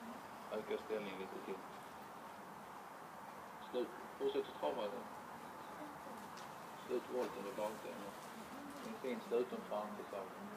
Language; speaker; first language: Swedish; native; Swedish